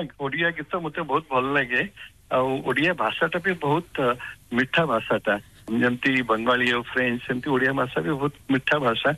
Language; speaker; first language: Odia; non-native, fluent; Marathi